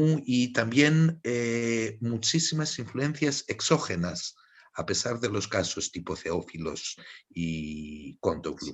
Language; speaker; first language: Spanish; non-native, fluent; Greek